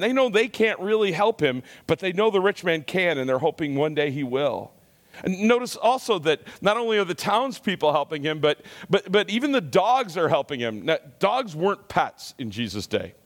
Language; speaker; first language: English; native; English